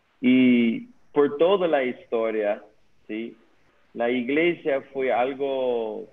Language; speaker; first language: Spanish; non-native, learner; Dutch